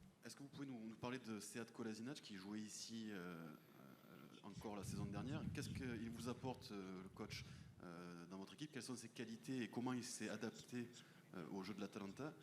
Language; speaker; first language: French; native; French